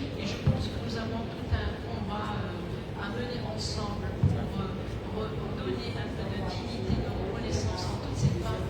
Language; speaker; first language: French; non-native, local second language; Arabic